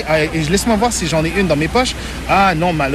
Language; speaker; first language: French; native; French